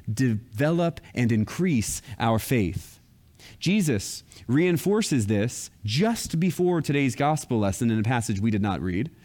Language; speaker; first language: English; native; English